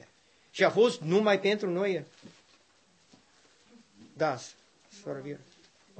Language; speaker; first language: Romanian; non-native, learner; English